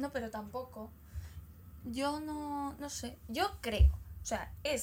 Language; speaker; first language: Spanish; native; Spanish